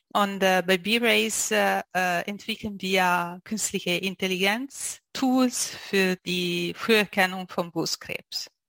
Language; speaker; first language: German; non-native, fluent; Italian